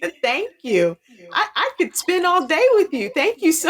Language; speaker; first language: English; native; English